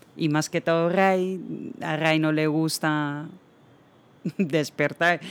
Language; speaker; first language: Spanish; non-native, fluent; Dutch